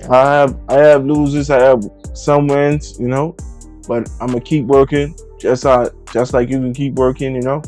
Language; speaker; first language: English; native; English